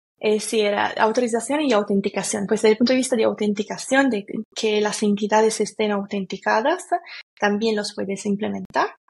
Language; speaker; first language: Spanish; non-native, fluent; Italian